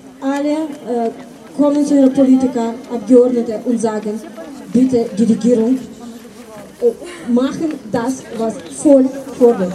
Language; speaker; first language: German; non-native, fluent; Ukrainian